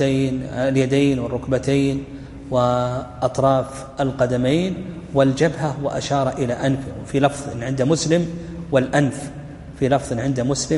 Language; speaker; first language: Arabic; native; Arabic